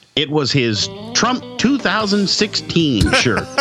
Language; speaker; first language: English; native; English